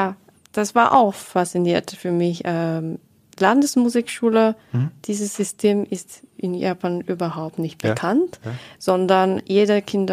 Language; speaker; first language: German; non-native, learner; Japanese